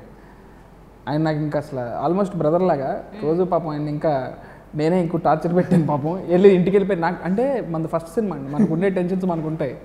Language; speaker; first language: Telugu; native; Telugu